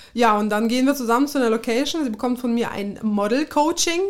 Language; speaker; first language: German; early bilingual, other home language; Russian